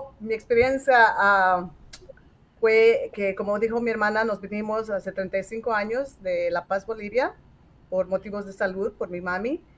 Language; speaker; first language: Spanish; native; Spanish